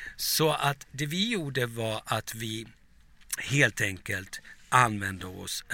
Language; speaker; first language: Swedish; early bilingual, other home language; Turoyo